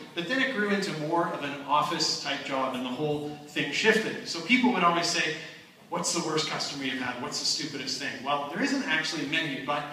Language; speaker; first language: English; native; English